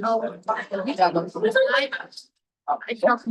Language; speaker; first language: German; non-native, fluent; Japanese